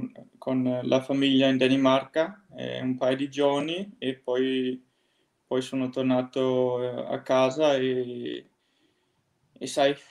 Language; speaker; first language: Italian; non-native, fluent; Danish